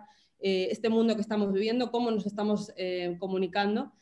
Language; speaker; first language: Spanish; native; Spanish